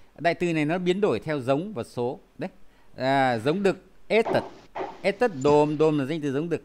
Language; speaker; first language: Vietnamese; native; Vietnamese